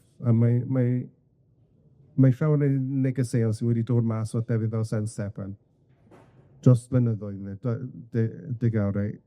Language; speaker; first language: Welsh; non-native, fluent; English